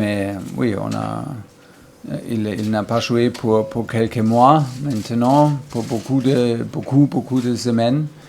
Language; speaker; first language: French; non-native, learner; German